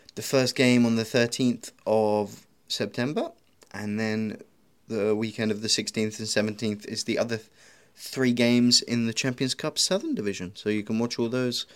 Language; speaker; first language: English; native; English